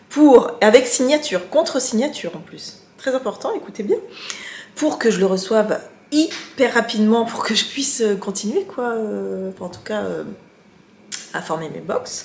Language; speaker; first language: French; native; French